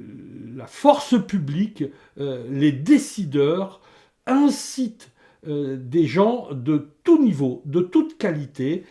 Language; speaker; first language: French; native; French